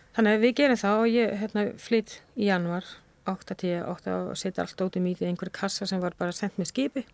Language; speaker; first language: Icelandic; non-native, fluent; Spanish